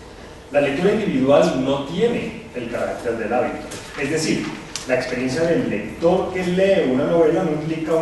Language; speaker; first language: Spanish; native; Spanish